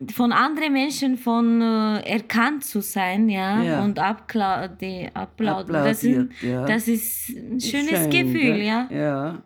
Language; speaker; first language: German; non-native, learner; Turkish